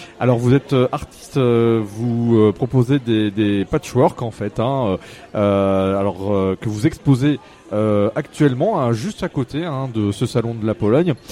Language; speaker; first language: French; native; French